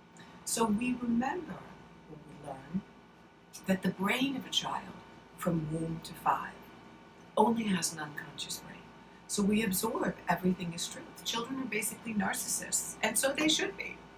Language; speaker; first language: English; native; English